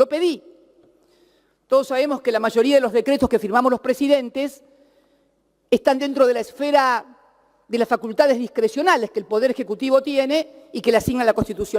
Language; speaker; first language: Spanish; native; Spanish